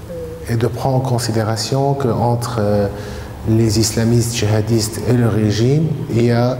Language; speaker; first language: French; non-native, fluent; Arabic